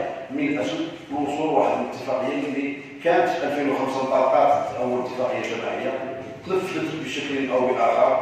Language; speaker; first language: Arabic; native; Arabic